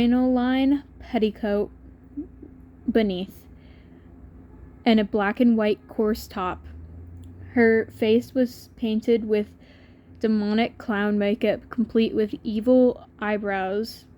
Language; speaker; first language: English; native; English